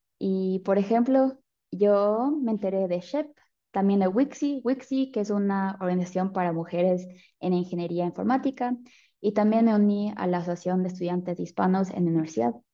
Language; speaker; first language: Spanish; early bilingual, heritage; Spanish